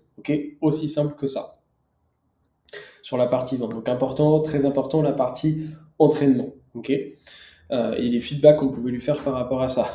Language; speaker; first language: French; native; French